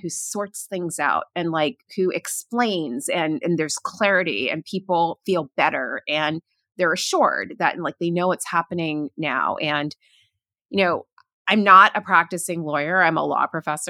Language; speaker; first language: English; native; English